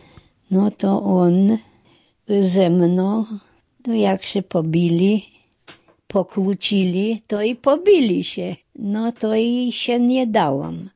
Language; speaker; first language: Polish; non-native, local second language; German